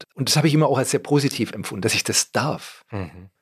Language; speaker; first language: German; native; German